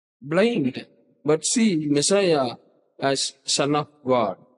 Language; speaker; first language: English; non-native, local second language; Tamil